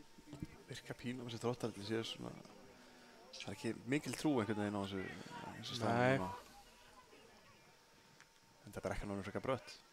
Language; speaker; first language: Icelandic; native; Icelandic